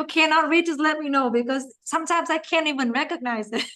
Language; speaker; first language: English; non-native, fluent; Vietnamese